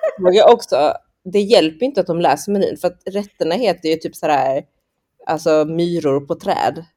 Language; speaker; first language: Swedish; early bilingual, other home language; Chinese